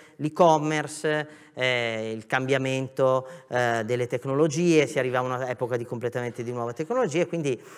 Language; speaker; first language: Italian; native; Italian